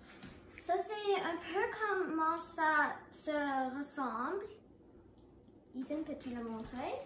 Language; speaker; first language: French; non-native, local second language; English